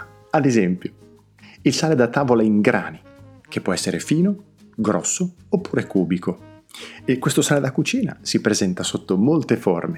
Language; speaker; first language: Italian; native; Italian